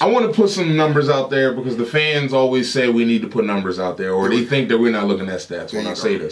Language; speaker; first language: English; native; English